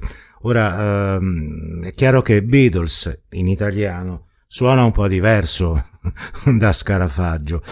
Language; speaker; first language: Italian; native; Italian